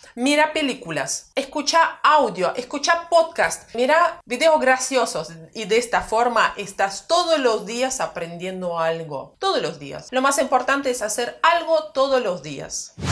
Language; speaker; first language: Spanish; non-native, fluent; Russian